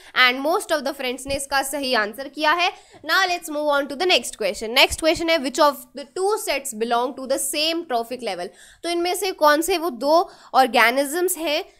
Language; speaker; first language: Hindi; native; Hindi